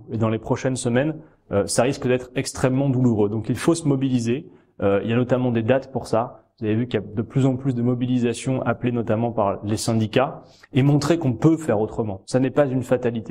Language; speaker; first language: French; native; French